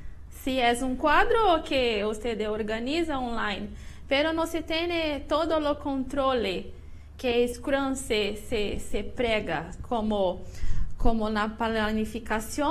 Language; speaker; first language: Spanish; non-native, learner; Portuguese